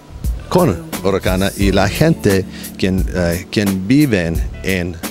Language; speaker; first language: Spanish; non-native, learner; English